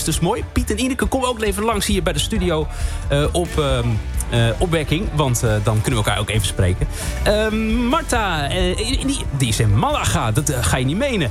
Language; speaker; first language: Dutch; native; Dutch